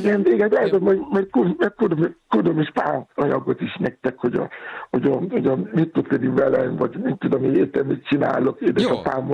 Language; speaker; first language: Hungarian; non-native, learner; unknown